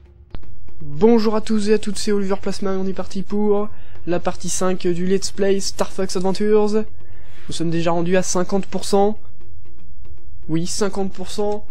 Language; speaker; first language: French; native; French